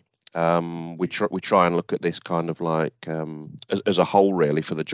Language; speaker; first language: English; native; English